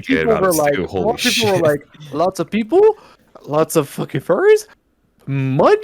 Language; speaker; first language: English; native; English